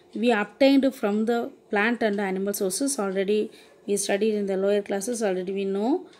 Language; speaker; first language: English; non-native, local second language; Tamil